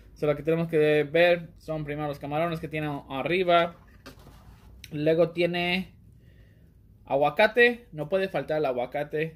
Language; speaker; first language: Spanish; early bilingual, heritage; Spanish